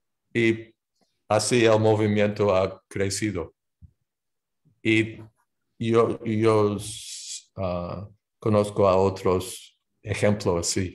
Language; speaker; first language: Spanish; non-native, learner; English